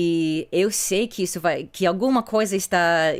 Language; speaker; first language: Portuguese; non-native, fluent; English